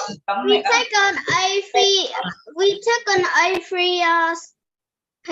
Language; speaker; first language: English; non-native, learner; Vietnamese